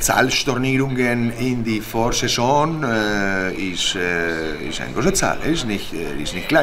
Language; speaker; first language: German; non-native, fluent; Spanish